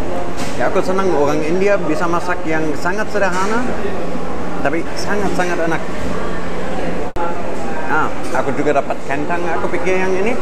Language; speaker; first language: Indonesian; non-native, fluent; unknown